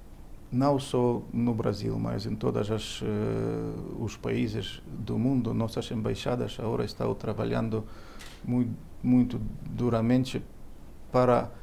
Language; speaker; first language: Portuguese; non-native, fluent; Ukrainian